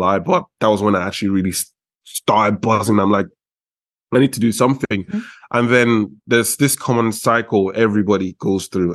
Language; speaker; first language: English; non-native, local second language; Yoruba